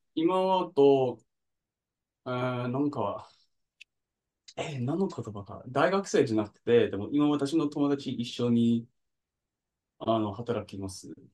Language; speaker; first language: Japanese; non-native, learner; English